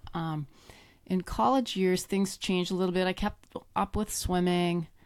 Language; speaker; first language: English; native; English